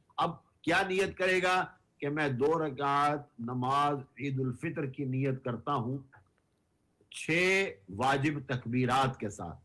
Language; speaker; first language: Urdu; native; Urdu